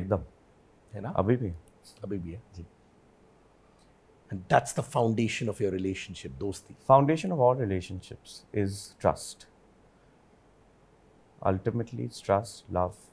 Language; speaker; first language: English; non-native, local second language; Hindi